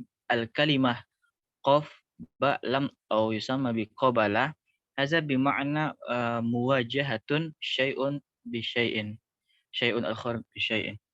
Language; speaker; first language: Arabic; non-native, learner; Indonesian